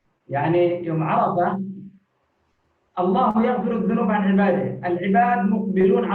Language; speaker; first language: Arabic; native; Arabic